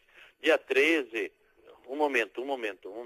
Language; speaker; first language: Spanish; non-native, fluent; Portuguese